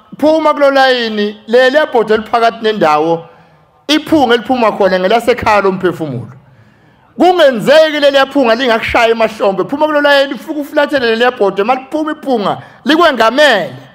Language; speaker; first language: Zulu; native; Zulu